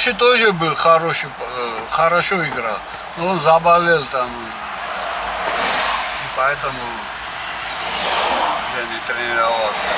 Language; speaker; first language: Russian; non-native, learner; Georgian